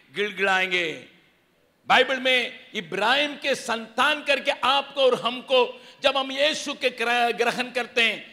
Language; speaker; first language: Hindi; non-native, local second language; Tamil